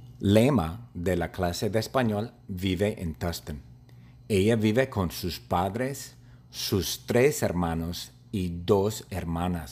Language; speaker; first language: Spanish; non-native, fluent; English